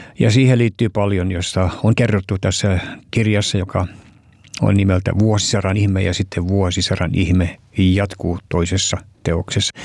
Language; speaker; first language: Finnish; early bilingual, heritage; Finnish